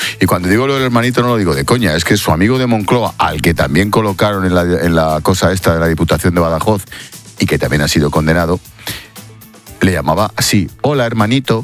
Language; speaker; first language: Spanish; native; Spanish